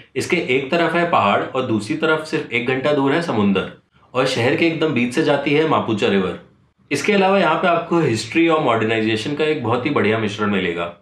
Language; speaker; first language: Hindi; native; Hindi